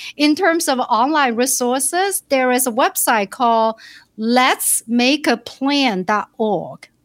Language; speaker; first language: English; non-native, fluent; Chinese